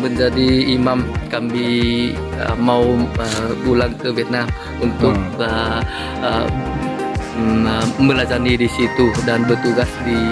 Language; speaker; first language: Indonesian; non-native, learner; Vietnamese